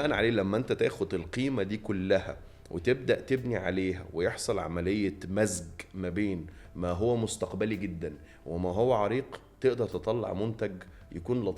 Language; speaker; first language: Arabic; native; Arabic